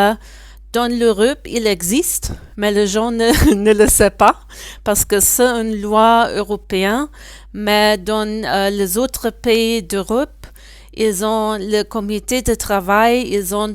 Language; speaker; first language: French; non-native, learner; German